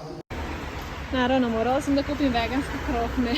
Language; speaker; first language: Serbian; native; Serbian